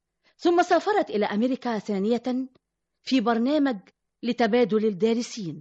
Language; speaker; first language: Arabic; native; Arabic